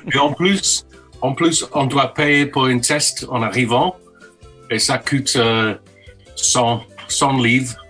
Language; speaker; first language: French; non-native, fluent; English